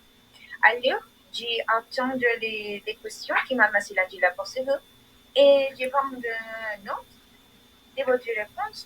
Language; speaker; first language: French; non-native, learner; Spanish